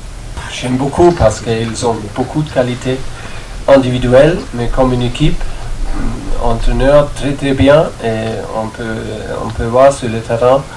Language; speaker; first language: French; non-native, fluent; German